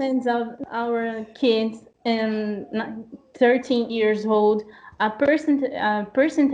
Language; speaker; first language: English; non-native, learner; Portuguese